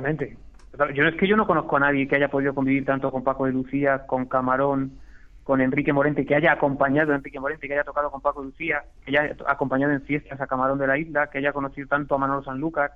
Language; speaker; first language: Spanish; native; Spanish